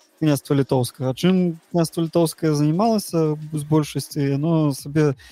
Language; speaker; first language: Belarusian; non-native, local second language; Russian